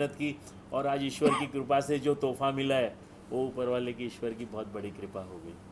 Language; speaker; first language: Hindi; native; Hindi